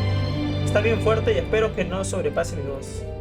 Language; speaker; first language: Spanish; native; Spanish